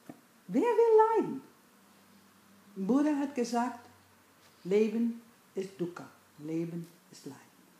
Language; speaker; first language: German; non-native, fluent; English